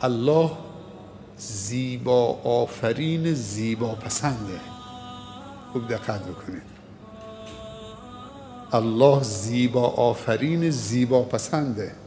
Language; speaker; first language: Persian; native; Persian